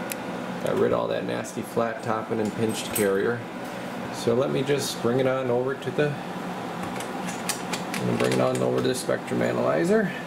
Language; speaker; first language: English; native; English